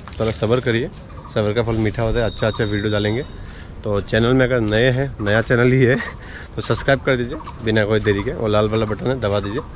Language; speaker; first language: Hindi; non-native, local second language; Assamese